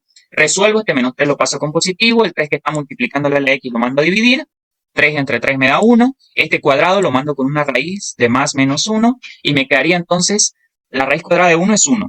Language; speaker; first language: Spanish; native; Spanish